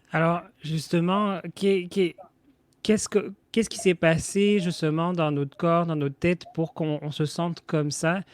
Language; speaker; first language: French; native; French